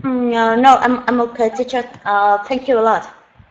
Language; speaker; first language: English; non-native, learner; Vietnamese